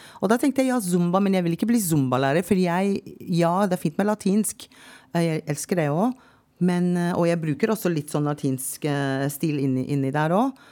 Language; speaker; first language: Norwegian; non-native, fluent; English